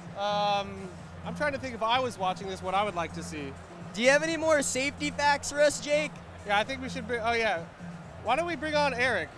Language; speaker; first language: English; native; English